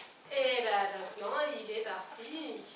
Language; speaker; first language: French; native; French